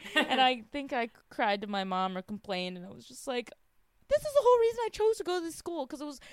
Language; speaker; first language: English; native; English